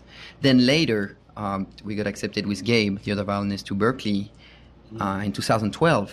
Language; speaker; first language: English; non-native, fluent; French